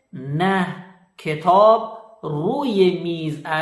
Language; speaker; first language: Persian; non-native, fluent; Urdu